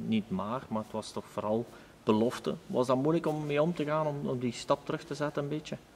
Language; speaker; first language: Dutch; native; Dutch